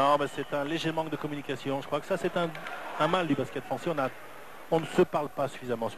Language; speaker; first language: French; native; French